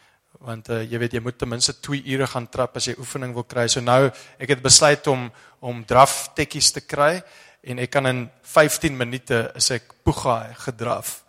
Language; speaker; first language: Afrikaans; non-native, fluent; English